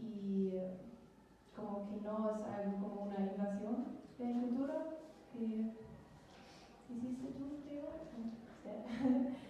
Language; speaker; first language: Spanish; non-native, learner; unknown